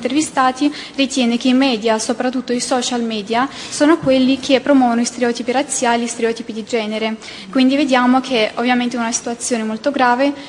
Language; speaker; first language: Italian; non-native, fluent; Ukrainian